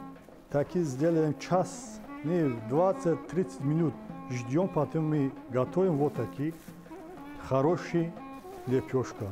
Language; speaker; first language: Russian; non-native, learner; Tajik